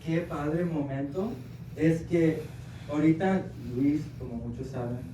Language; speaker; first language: Spanish; early bilingual, heritage; Spanish